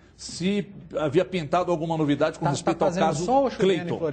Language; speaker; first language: Portuguese; native; Portuguese